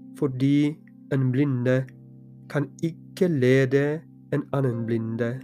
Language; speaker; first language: Norwegian; non-native, fluent; Polish